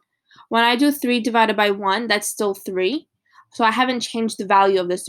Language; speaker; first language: English; native; English